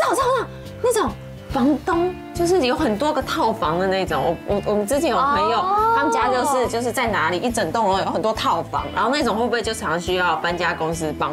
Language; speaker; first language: Chinese; native; Chinese